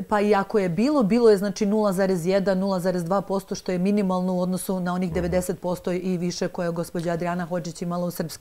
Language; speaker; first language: Serbian; native; Serbian